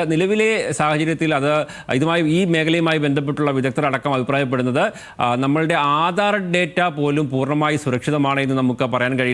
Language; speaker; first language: Malayalam; native; Malayalam